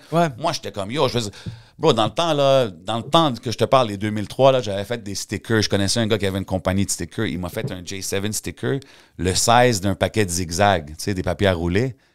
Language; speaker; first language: French; early bilingual, heritage; French